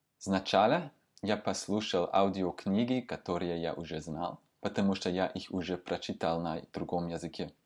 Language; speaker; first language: Russian; non-native, fluent; Swiss German